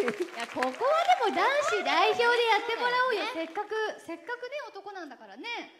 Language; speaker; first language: Japanese; native; Japanese